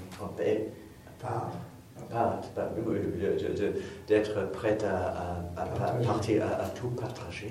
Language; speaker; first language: French; non-native, fluent; English